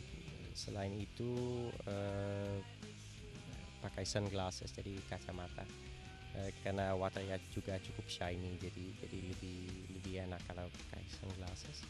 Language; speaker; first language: Indonesian; non-native, fluent; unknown